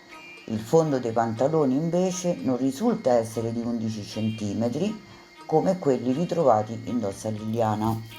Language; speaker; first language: Italian; native; Italian